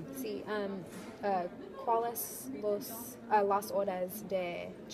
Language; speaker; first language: Spanish; non-native, learner; English